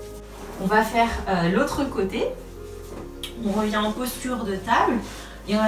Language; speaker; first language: French; native; French